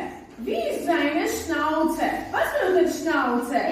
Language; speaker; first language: German; non-native, learner; Armenian